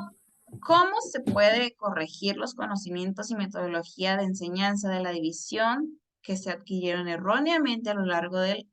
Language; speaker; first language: Spanish; native; Spanish